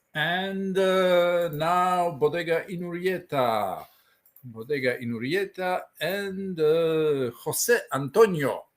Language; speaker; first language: English; non-native, fluent; Polish